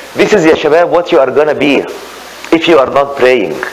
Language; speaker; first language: English; non-native, fluent; Arabic